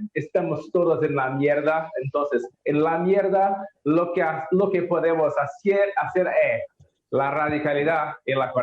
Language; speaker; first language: Spanish; non-native, learner; Portuguese